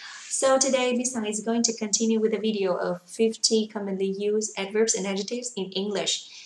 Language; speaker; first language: English; non-native, fluent; Vietnamese